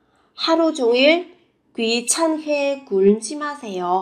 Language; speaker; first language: Korean; non-native, fluent; Vietnamese